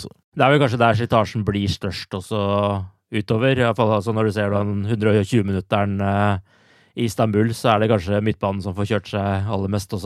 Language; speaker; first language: Norwegian; native; Norwegian